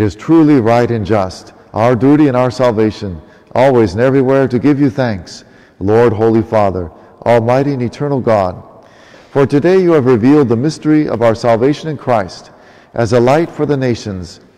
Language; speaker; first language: English; native; English